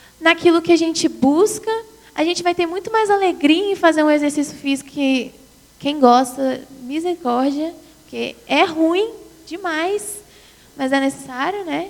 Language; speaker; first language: Portuguese; native; Portuguese